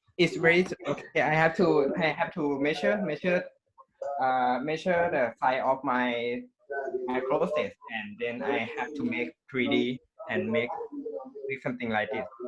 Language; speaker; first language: English; non-native, learner; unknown